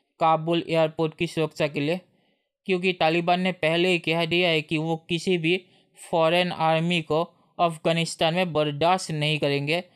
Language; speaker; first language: Hindi; native; Hindi